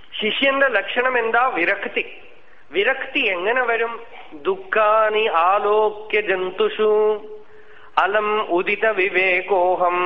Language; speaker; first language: Malayalam; native; Malayalam